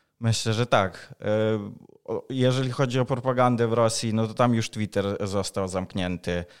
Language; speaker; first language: Polish; non-native, fluent; Ukrainian